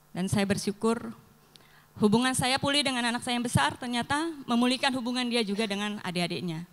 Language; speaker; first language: Indonesian; native; Indonesian